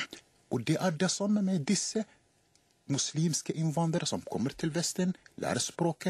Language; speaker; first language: Norwegian; non-native, fluent; Arabic